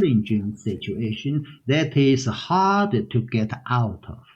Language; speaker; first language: English; non-native, learner; Chinese